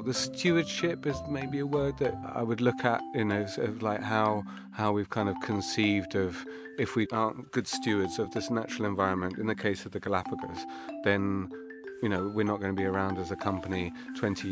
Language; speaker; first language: English; native; English